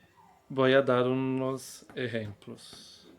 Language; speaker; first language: Spanish; non-native, fluent; Portuguese